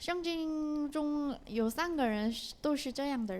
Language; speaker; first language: Chinese; non-native, learner; Korean